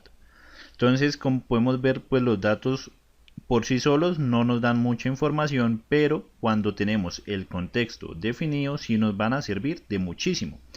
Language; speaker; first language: Spanish; native; Spanish